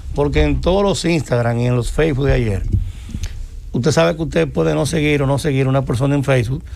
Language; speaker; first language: Spanish; native; Spanish